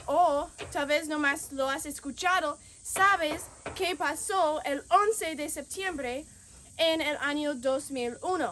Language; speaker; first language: Spanish; non-native, fluent; English